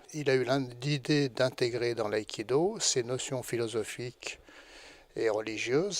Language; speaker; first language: French; native; French